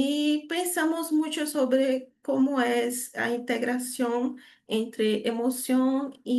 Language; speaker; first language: Spanish; non-native, learner; Portuguese